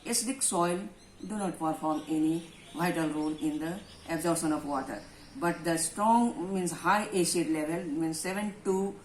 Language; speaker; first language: English; non-native, local second language; Hindi